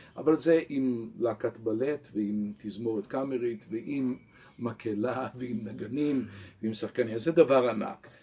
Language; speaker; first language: Hebrew; non-native, local second language; English